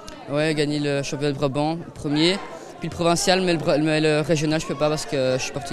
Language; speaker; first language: French; early bilingual, other home language; Portuguese